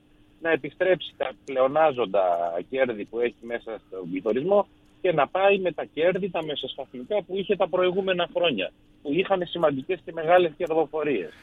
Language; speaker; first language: Greek; native; Greek